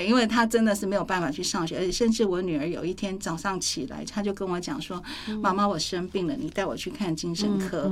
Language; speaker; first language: Chinese; native; Chinese